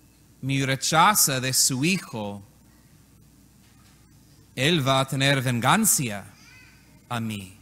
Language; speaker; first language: Spanish; non-native, learner; English